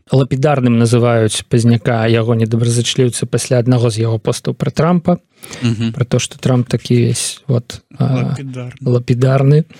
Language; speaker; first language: Belarusian; native; Belarusian